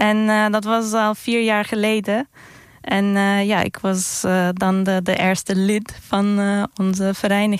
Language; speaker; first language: Dutch; non-native, fluent; Turkish